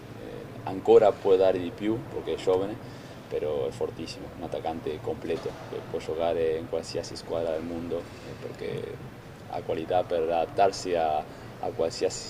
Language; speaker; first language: Italian; non-native, fluent; Spanish